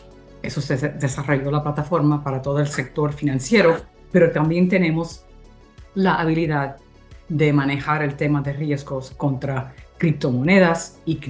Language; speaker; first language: Spanish; early bilingual, heritage; English